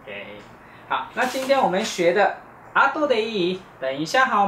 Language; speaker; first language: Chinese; non-native, fluent; Japanese